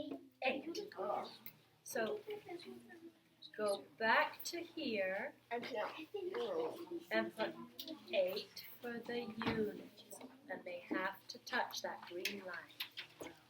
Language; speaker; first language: English; native; English